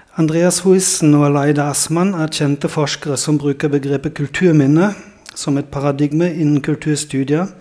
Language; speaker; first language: Norwegian; non-native, fluent; German